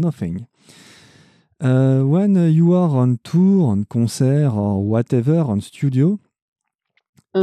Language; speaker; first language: English; non-native, learner; French